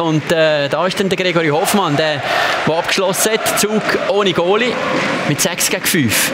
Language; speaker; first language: German; native; German